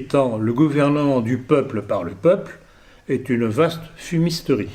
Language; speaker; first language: French; native; French